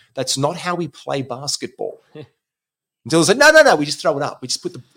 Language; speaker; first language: English; native; English